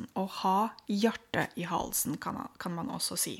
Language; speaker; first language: Norwegian; non-native, fluent; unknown